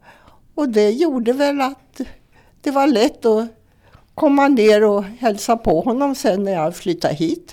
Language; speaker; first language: Swedish; native; Swedish